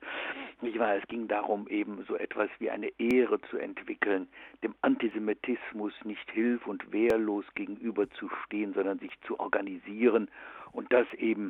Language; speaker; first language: German; native; German